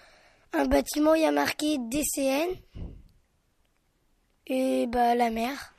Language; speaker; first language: French; native; French